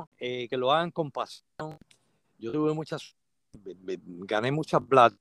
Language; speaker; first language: Spanish; native; Spanish